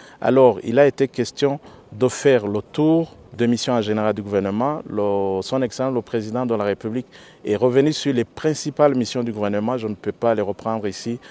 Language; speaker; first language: French; non-native, local second language; Rundi